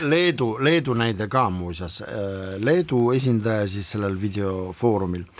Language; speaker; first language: Estonian; non-native, local second language; Russian